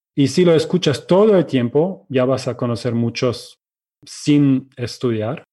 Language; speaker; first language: Spanish; non-native, fluent; Russian